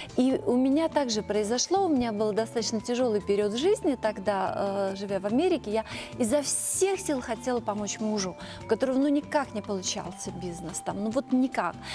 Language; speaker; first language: Russian; native; Russian